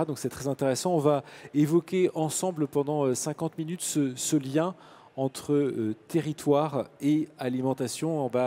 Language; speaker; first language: French; native; French